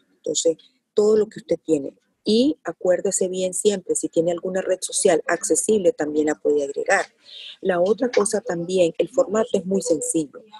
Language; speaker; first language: Spanish; native; Spanish